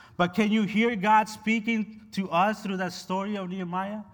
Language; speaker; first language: English; non-native, fluent; Spanish